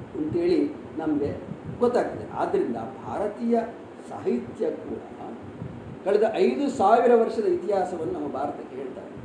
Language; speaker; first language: Kannada; native; Kannada